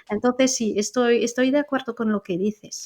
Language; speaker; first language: Spanish; non-native, fluent; French